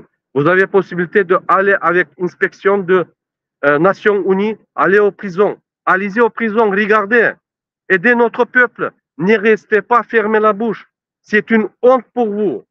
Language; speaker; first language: French; non-native, learner; Turkmen